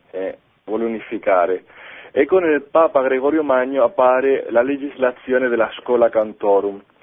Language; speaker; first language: Italian; non-native, fluent; Spanish